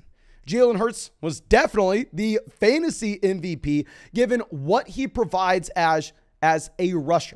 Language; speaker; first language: English; native; English